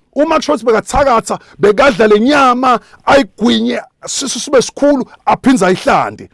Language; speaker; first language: Zulu; non-native, local second language; Swati